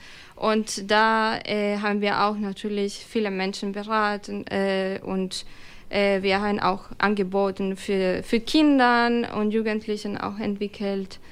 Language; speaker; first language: German; non-native, fluent; Spanish